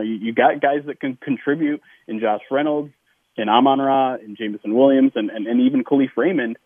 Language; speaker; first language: English; native; English